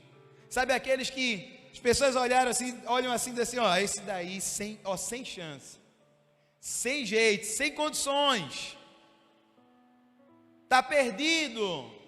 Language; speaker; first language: Portuguese; native; Portuguese